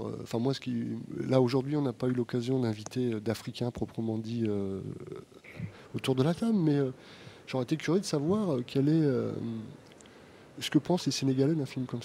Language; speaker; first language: French; native; French